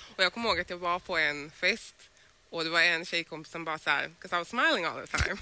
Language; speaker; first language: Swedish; early bilingual, other home language; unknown